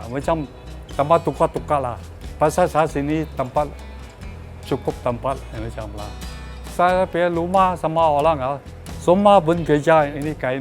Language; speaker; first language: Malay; non-native, local second language; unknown